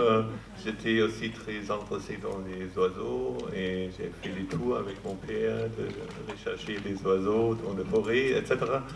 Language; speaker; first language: French; non-native, fluent; German